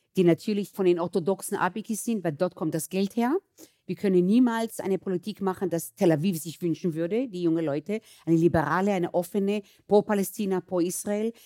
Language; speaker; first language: German; early bilingual, other home language; Hebrew